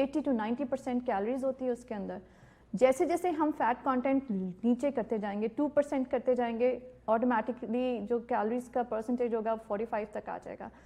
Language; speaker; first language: Urdu; native; Urdu